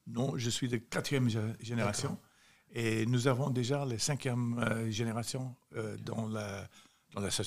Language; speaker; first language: French; non-native, fluent; English